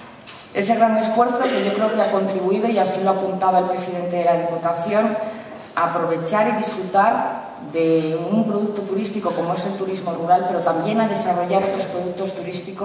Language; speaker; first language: Spanish; native; Spanish